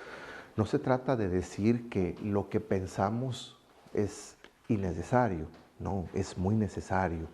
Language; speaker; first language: Spanish; native; Spanish